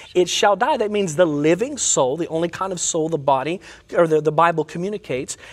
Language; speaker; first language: English; native; English